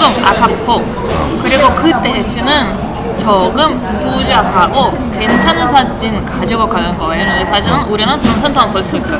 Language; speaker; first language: Korean; non-native, learner; Russian